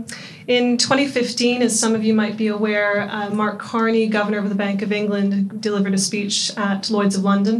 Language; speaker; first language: English; native; English